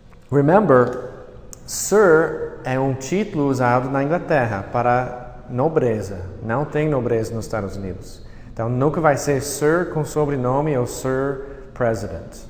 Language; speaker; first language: Portuguese; non-native, fluent; English